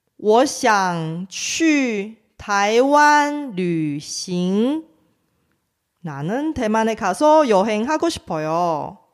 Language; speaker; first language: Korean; non-native, fluent; Chinese